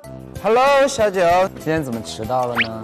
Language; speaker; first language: Chinese; native; Chinese